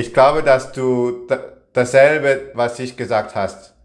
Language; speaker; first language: German; non-native, learner; English